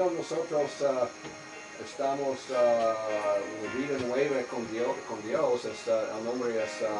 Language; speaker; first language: Spanish; non-native, learner; English